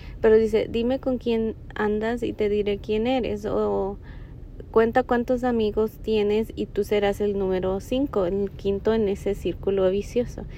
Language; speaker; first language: Spanish; early bilingual, heritage; Spanish